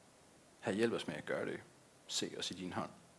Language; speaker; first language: Danish; native; Danish